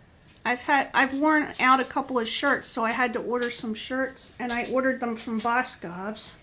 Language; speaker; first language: English; native; English